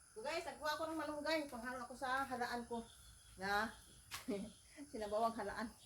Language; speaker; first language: Filipino; non-native, local second language; Cebuano